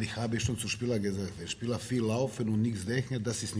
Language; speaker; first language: German; non-native, learner; Serbian